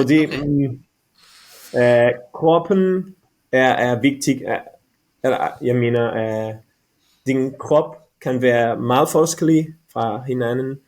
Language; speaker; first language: Danish; non-native, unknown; Catalan